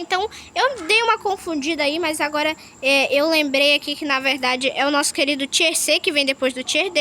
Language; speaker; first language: Portuguese; native; Portuguese